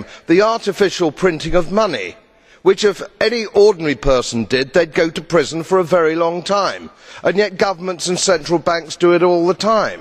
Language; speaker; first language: English; native; English